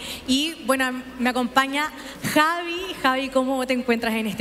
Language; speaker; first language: Spanish; native; Spanish